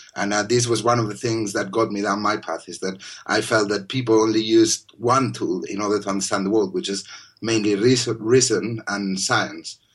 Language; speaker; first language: English; non-native, fluent; Spanish